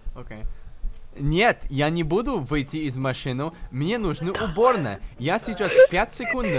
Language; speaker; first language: Russian; early bilingual, heritage; Russian